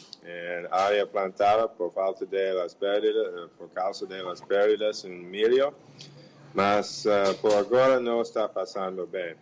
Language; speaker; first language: Portuguese; non-native, fluent; English